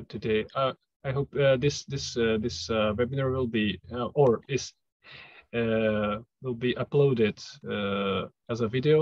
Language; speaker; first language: English; non-native, fluent; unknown